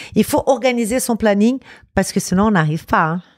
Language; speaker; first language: French; non-native, fluent; Portuguese